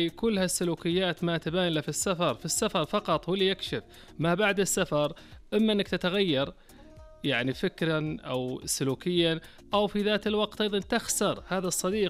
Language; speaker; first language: Arabic; native; Arabic